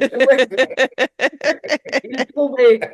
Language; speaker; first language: French; non-native, learner; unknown